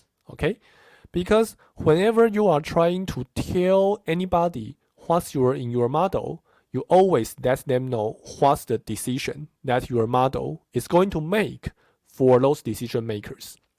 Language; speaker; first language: English; non-native, fluent; Chinese